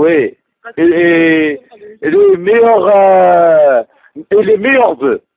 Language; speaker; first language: French; non-native, learner; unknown